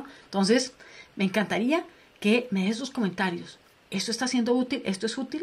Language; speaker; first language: Spanish; native; Spanish